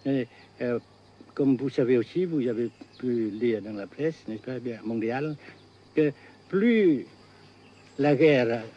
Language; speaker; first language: French; non-native, fluent; Vietnamese